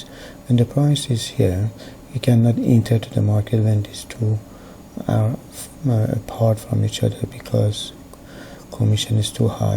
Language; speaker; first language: English; non-native, fluent; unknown